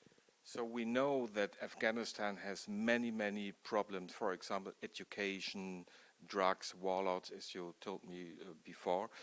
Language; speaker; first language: English; non-native, learner; German